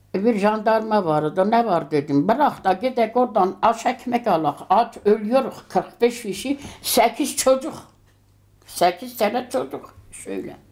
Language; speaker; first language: Turkish; early bilingual, heritage; Turkish